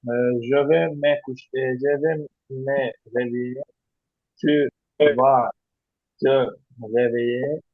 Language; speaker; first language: French; non-native, learner; Azerbaijani